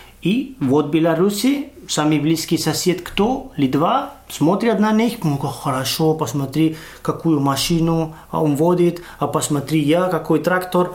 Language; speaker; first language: Russian; non-native, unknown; Spanish